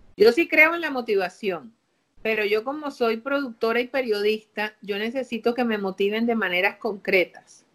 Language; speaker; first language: Spanish; native; Spanish